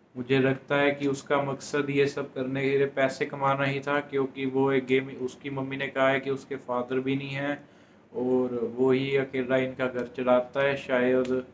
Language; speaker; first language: Hindi; non-native, local second language; Punjabi